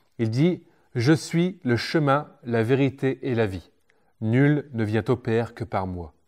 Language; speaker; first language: French; native; French